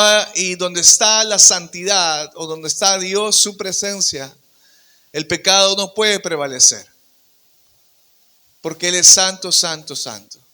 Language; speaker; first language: Spanish; native; Spanish